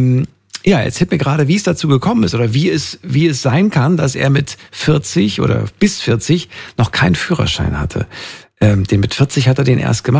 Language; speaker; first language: German; native; German